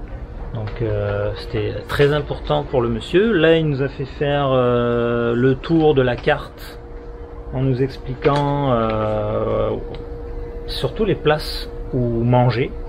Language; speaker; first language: French; native; French